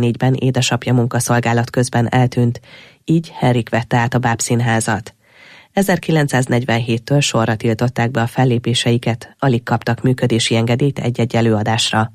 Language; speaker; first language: Hungarian; native; Hungarian